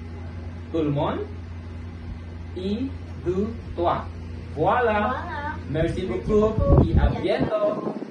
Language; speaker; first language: French; non-native, learner; Filipino